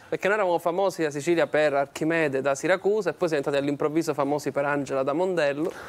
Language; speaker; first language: Italian; native; Italian